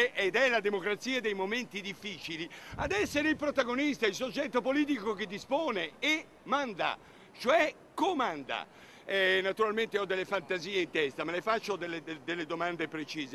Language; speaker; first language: Italian; native; Italian